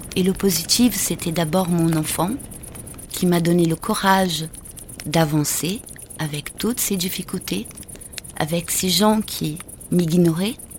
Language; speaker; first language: French; non-native, fluent; Portuguese